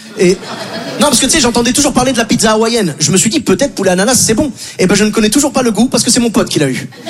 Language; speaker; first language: French; native; French